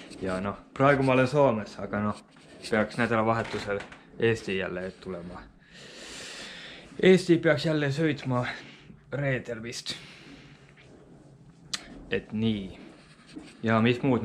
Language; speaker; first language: Estonian; non-native, learner; Finnish